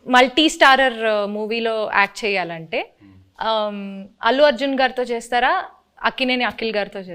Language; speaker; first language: Telugu; native; Telugu